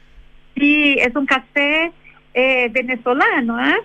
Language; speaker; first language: Spanish; non-native, fluent; Portuguese